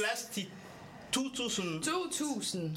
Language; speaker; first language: Danish; non-native, fluent; French